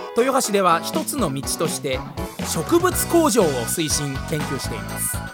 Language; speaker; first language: Japanese; native; Japanese